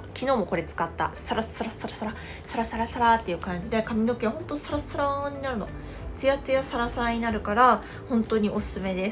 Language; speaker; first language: Japanese; non-native, fluent; Korean